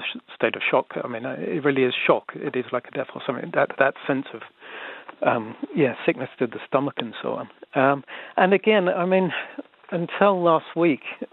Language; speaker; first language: English; native; English